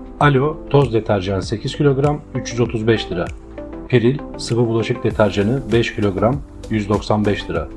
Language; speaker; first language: Turkish; native; Turkish